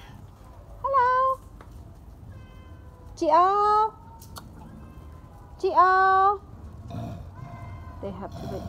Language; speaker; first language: English; non-native, learner; Khmer